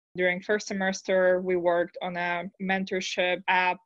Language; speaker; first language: English; non-native, fluent; Polish